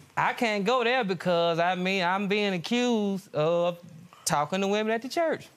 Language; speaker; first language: English; native; English